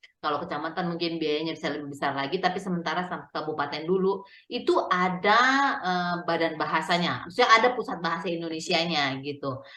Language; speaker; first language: Indonesian; native; Indonesian